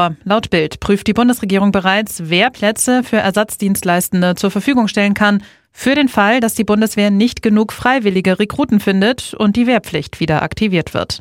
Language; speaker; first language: German; native; German